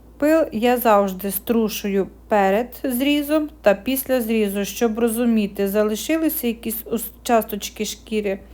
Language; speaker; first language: Ukrainian; native; Ukrainian